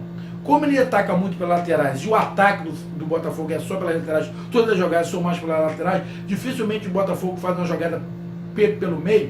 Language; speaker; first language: Portuguese; native; Portuguese